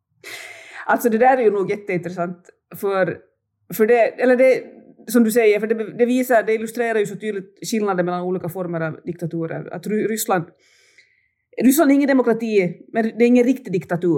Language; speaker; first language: Swedish; native; Swedish